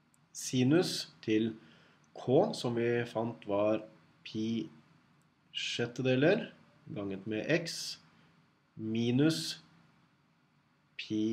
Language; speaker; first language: Norwegian; native; Norwegian